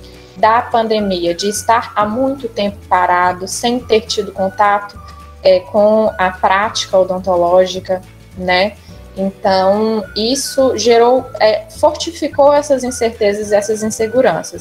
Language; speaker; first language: Portuguese; native; Portuguese